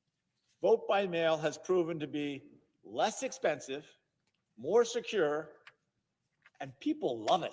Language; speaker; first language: English; native; English